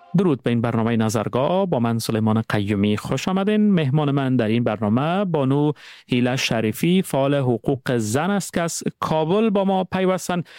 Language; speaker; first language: Persian; native; Persian